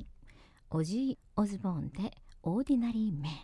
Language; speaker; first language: Japanese; native; Japanese